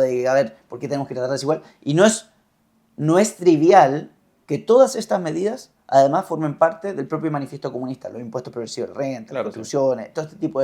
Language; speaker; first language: Spanish; native; Spanish